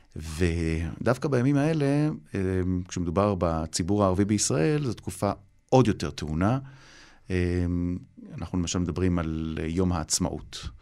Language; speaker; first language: Hebrew; native; Hebrew